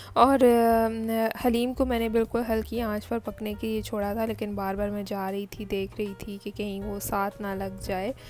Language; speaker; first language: Urdu; native; Urdu